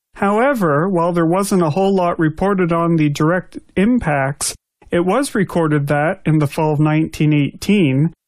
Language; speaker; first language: English; native; English